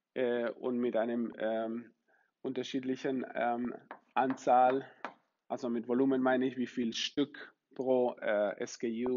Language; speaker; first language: German; non-native, fluent; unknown